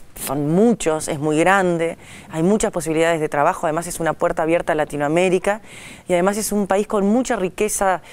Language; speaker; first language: Spanish; native; Spanish